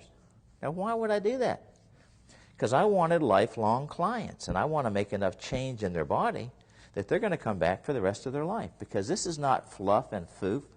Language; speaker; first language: English; native; English